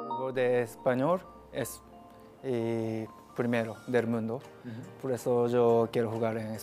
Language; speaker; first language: Spanish; non-native, learner; Japanese